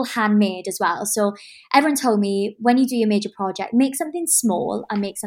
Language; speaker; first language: English; native; English